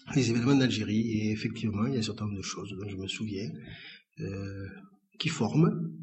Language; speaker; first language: French; native; French